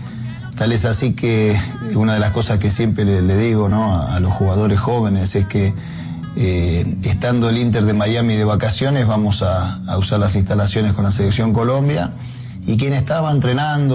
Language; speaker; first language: Spanish; native; Spanish